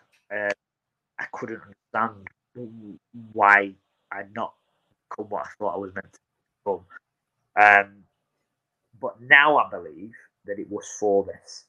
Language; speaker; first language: English; native; English